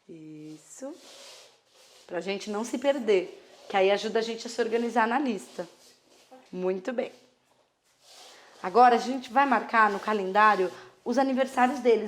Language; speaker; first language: Portuguese; native; Portuguese